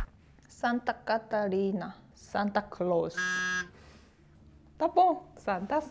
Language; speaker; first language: Portuguese; non-native, learner; Korean